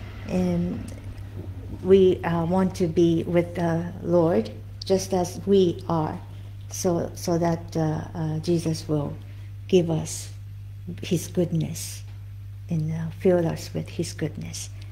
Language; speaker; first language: English; non-native, fluent; Japanese